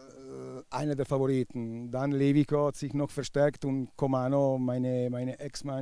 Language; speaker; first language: German; non-native, local second language; Italian